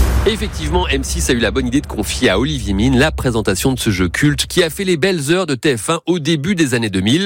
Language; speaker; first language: French; native; French